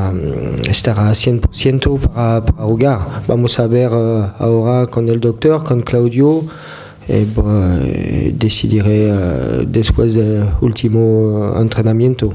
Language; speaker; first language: Spanish; non-native, fluent; French